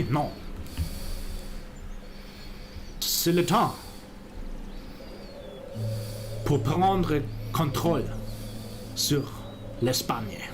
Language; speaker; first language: French; non-native, learner; German